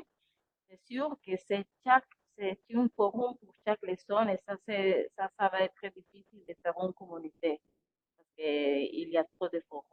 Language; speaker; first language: French; non-native, fluent; Spanish